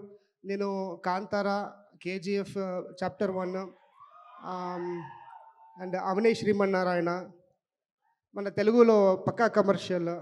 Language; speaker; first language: Telugu; non-native, local second language; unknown